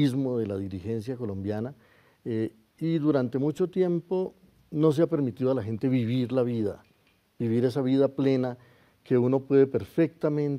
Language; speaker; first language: Spanish; native; Spanish